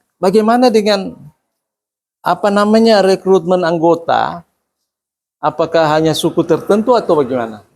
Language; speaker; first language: Indonesian; non-native, local second language; Buginese